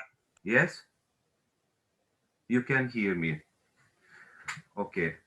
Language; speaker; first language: English; non-native, learner; Hungarian